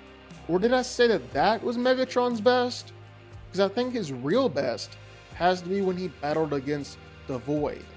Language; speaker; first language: English; native; English